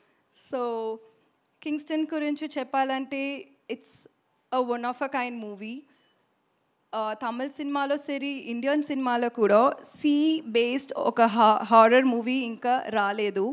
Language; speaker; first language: Telugu; non-native, learner; Tamil